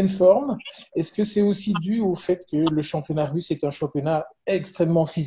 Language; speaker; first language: French; native; French